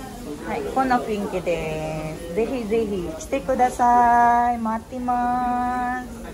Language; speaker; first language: Japanese; non-native, learner; Cebuano